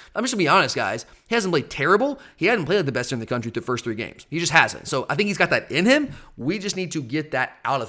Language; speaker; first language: English; native; English